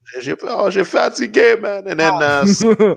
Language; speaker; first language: French; non-native, learner; English